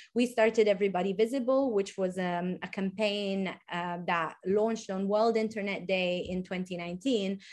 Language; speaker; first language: English; non-native, fluent; Italian